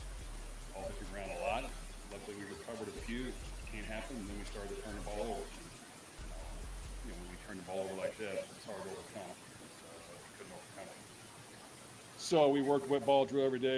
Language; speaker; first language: English; native; English